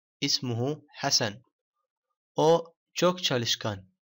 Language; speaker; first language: Turkish; non-native, fluent; Arabic